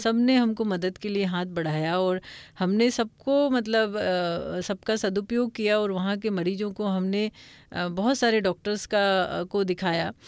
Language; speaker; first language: Hindi; non-native, local second language; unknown